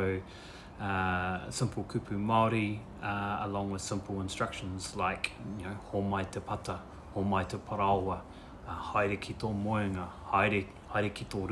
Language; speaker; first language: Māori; non-native, local second language; English